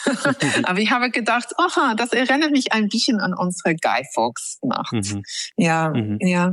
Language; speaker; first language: German; non-native, fluent; English